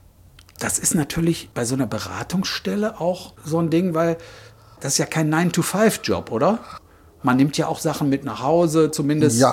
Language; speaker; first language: German; native; German